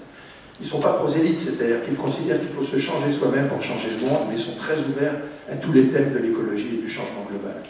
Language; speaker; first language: French; native; French